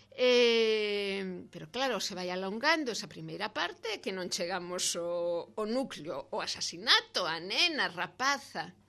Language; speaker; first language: Galician; native; Galician